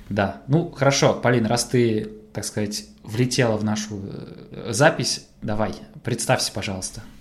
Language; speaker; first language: Russian; native; Russian